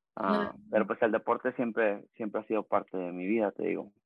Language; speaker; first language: Spanish; native; Spanish